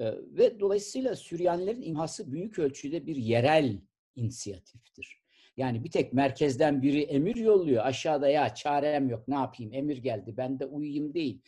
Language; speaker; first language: Turkish; native; Turkish